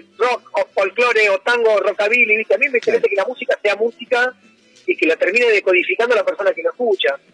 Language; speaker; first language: Spanish; native; Spanish